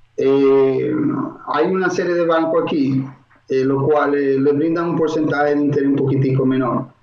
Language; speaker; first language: Spanish; native; Spanish